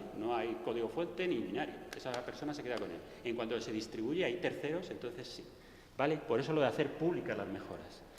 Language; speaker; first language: Spanish; native; Spanish